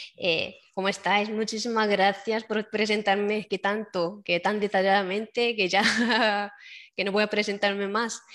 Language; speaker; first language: Spanish; non-native, fluent; Japanese